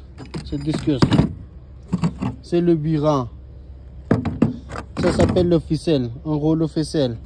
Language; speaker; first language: French; non-native, learner; Persian